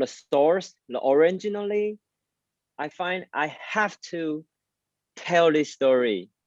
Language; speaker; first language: English; non-native, learner; Chinese